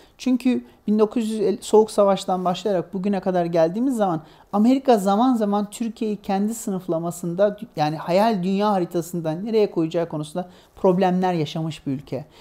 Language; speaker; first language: Turkish; native; Turkish